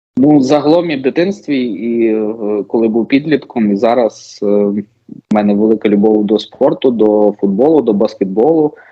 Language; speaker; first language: Ukrainian; native; Ukrainian